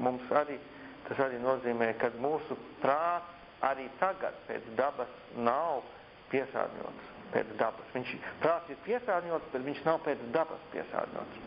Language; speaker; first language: Latvian; early bilingual, heritage; Latvian